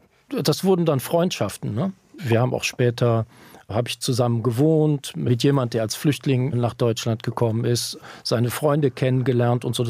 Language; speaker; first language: German; native; German